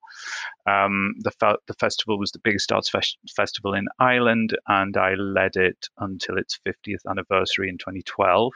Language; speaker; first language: English; native; English